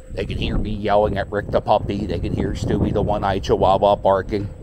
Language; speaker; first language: English; native; English